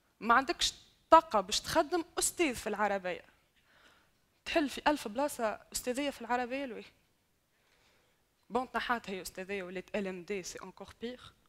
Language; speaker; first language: Arabic; native; Arabic